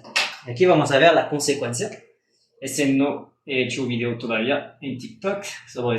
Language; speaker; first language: Spanish; non-native, fluent; French